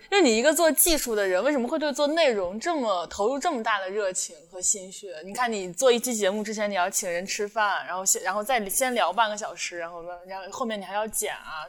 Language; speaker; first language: Chinese; native; Chinese